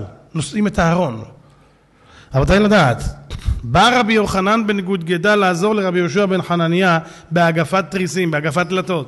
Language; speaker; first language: Hebrew; native; Hebrew